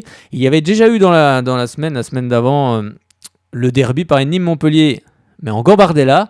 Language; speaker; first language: French; native; French